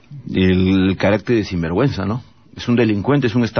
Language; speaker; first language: Spanish; native; Spanish